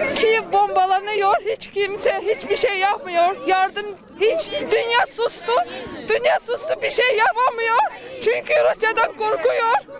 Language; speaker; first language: Turkish; non-native, learner; Ukrainian